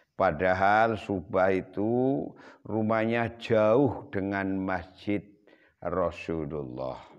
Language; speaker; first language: Indonesian; non-native, local second language; Javanese